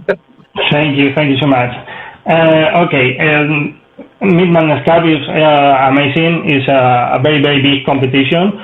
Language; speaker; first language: English; non-native, learner; Spanish